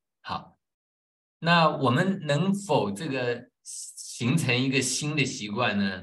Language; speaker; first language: Chinese; native; Chinese